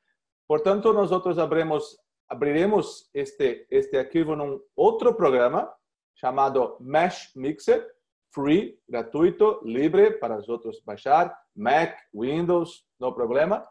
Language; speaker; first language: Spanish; non-native, learner; Portuguese